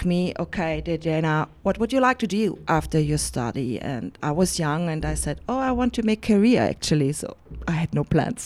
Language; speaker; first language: English; non-native, fluent; German